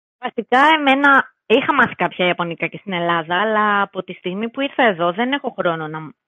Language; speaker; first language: Greek; native; Greek